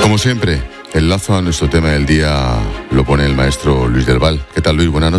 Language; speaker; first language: Spanish; native; Spanish